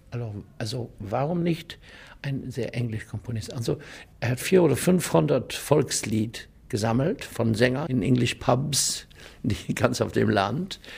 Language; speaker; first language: German; non-native, learner; English